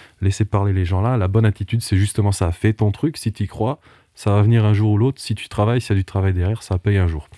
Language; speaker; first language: French; non-native, local second language; Portuguese